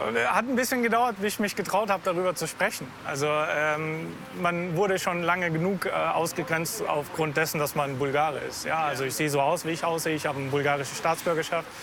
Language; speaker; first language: German; non-native, fluent; Bulgarian